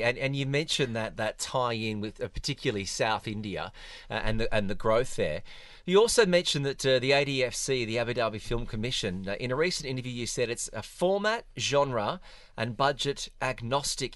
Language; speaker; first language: English; native; English